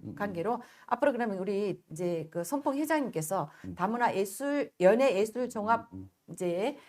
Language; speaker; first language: Korean; native; Korean